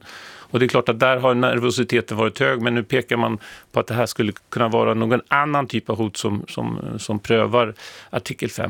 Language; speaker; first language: Swedish; native; Swedish